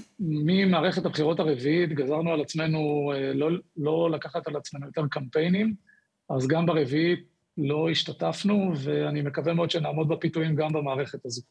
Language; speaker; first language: Hebrew; native; Hebrew